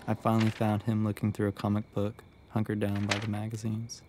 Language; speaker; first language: English; native; English